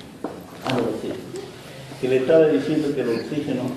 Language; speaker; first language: Spanish; native; Spanish